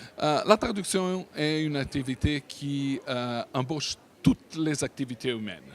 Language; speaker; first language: French; non-native, fluent; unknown